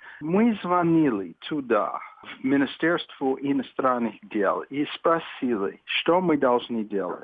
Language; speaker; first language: Russian; non-native, fluent; English